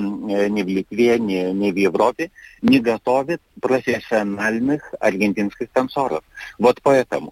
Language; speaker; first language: Russian; non-native, fluent; Lithuanian